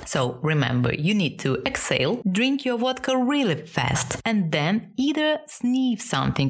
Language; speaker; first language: English; non-native, fluent; Russian